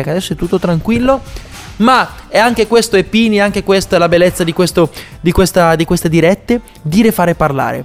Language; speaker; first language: Italian; native; Italian